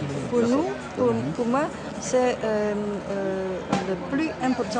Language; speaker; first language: French; non-native, learner; Dutch